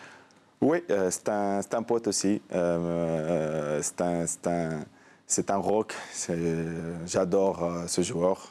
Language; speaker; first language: French; non-native, local second language; Arabic